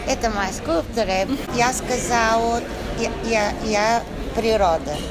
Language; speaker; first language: Russian; non-native, learner; Turkish